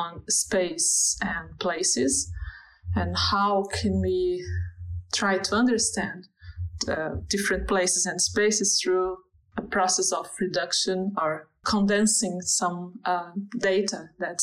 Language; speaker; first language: English; non-native, fluent; Portuguese